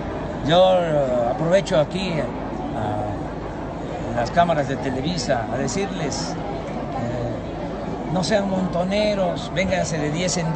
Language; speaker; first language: Spanish; native; Spanish